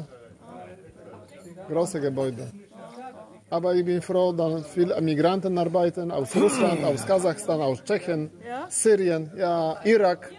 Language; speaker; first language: German; non-native, learner; Polish